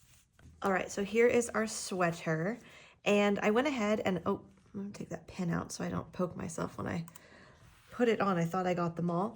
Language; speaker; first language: English; native; English